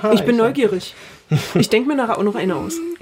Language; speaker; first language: German; native; German